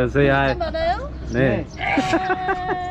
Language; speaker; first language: Korean; non-native, learner; Bangla